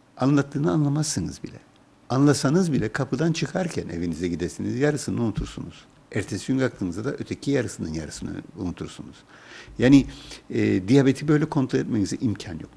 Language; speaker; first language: Turkish; native; Turkish